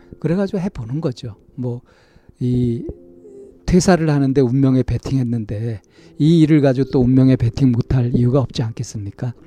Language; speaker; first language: Korean; native; Korean